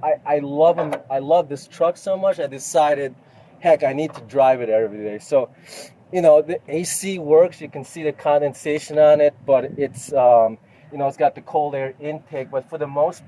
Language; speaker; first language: English; native; English